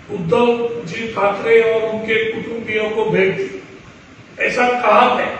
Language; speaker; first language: Hindi; non-native, local second language; Marathi